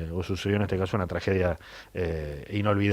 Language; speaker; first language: Spanish; native; Spanish